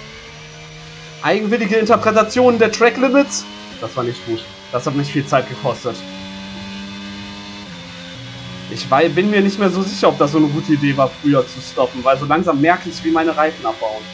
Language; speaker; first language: German; native; German